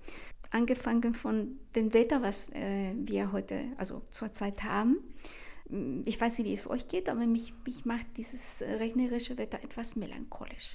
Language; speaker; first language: German; non-native, fluent; Spanish